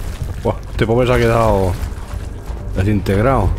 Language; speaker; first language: Spanish; native; Spanish